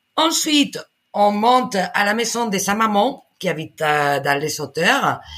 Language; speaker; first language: French; non-native, fluent; Spanish